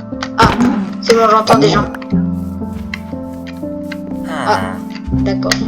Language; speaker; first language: French; native; French